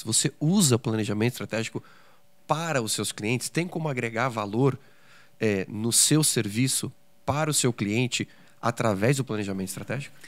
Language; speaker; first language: Portuguese; native; Portuguese